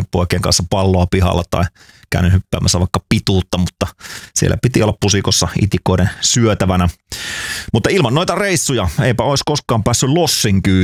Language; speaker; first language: Finnish; native; Finnish